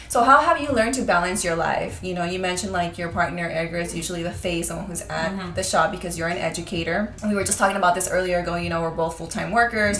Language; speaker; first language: English; early bilingual, other home language; Spanish